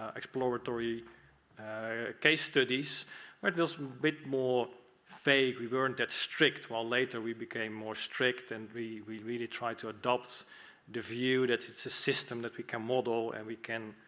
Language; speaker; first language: English; non-native, fluent; Dutch